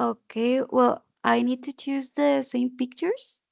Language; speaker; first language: English; non-native, learner; Spanish